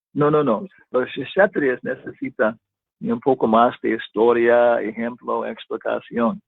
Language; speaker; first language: Spanish; non-native, learner; English